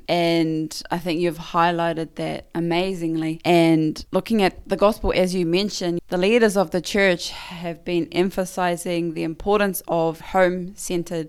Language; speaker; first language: English; native; English